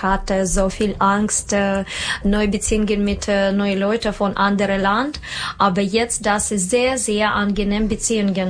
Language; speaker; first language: German; non-native, learner; Russian